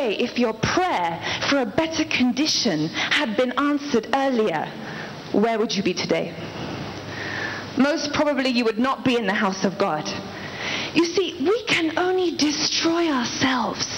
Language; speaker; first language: English; native; English